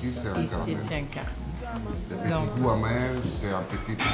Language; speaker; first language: French; non-native, learner; Italian